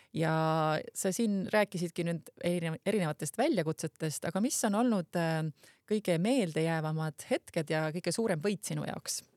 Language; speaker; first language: Estonian; native; Estonian